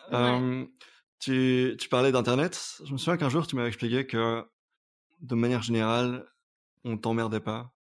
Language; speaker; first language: French; native; French